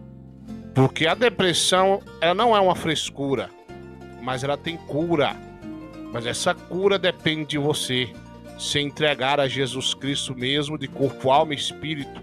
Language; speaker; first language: Portuguese; native; Portuguese